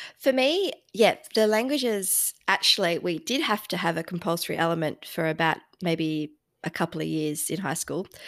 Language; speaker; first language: English; native; English